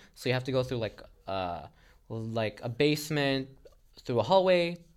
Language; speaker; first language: English; non-native, local second language; Filipino